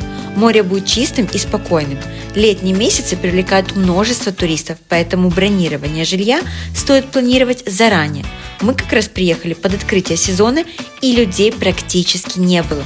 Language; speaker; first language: Russian; native; Russian